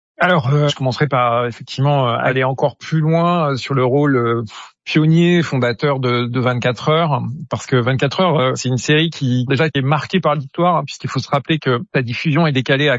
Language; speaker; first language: French; native; French